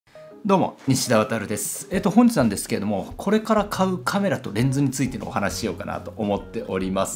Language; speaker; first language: Japanese; native; Japanese